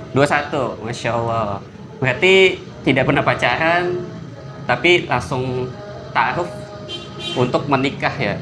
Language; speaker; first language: Indonesian; native; Indonesian